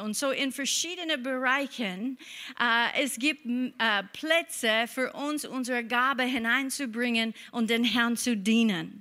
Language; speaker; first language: German; non-native, fluent; English